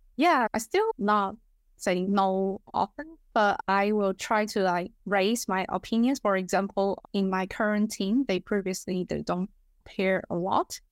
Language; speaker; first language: English; non-native, fluent; Chinese